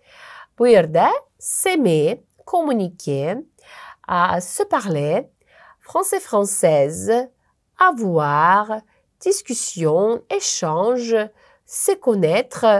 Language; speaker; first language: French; non-native, fluent; Uzbek